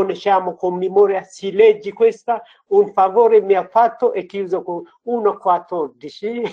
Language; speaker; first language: Italian; non-native, learner; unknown